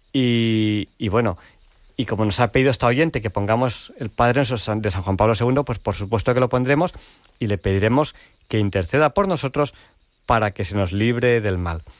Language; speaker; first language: Spanish; native; Spanish